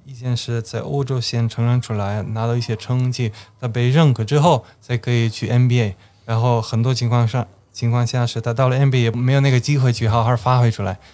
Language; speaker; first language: Chinese; non-native, fluent; Slovenian